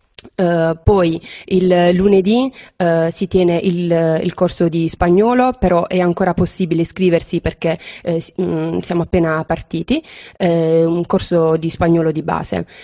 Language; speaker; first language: Italian; native; Italian